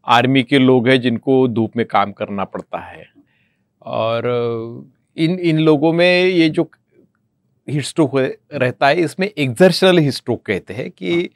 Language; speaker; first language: Hindi; non-native, local second language; Marathi